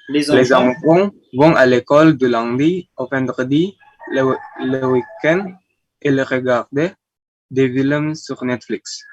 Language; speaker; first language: French; non-native, learner; Indonesian